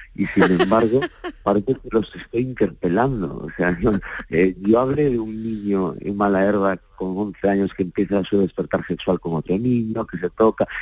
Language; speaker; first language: Spanish; native; Spanish